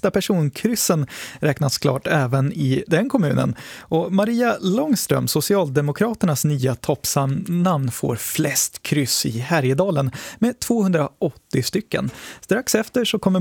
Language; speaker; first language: Swedish; native; Swedish